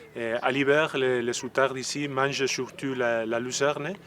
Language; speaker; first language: French; non-native, learner; Spanish